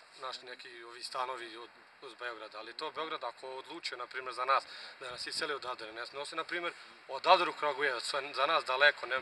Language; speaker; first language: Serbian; non-native, local second language; Romany